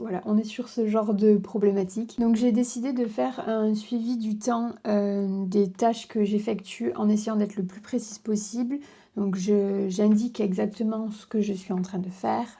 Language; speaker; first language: French; native; French